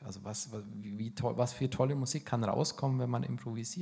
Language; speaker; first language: German; native; German